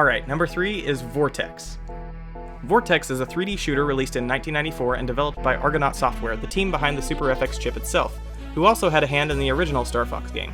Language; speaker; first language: English; native; English